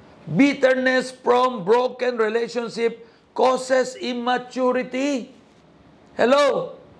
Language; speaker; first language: English; non-native, local second language; Filipino